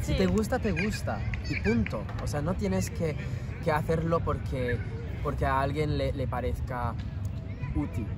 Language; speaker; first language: Spanish; non-native, fluent; French